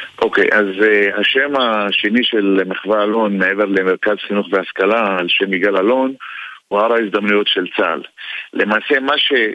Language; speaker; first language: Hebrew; non-native, local second language; Arabic